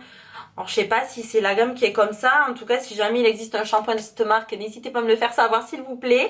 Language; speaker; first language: French; native; French